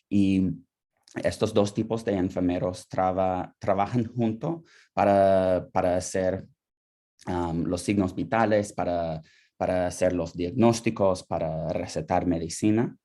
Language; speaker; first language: Spanish; non-native, fluent; English